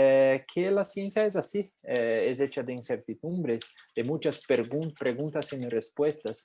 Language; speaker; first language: Spanish; non-native, fluent; Portuguese